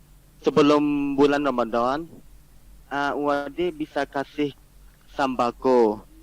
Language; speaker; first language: Indonesian; non-native, learner; Malay